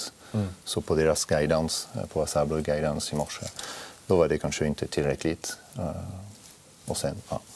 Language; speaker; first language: Swedish; non-native, fluent; French